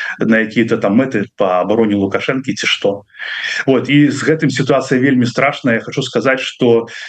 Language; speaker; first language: Belarusian; non-native, local second language; Russian